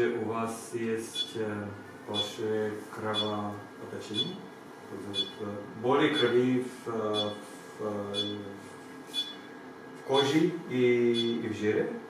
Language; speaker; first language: Russian; non-native, learner; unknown